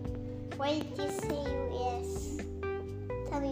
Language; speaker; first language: English; non-native, learner; Indonesian